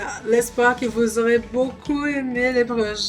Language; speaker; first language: French; non-native, learner; Portuguese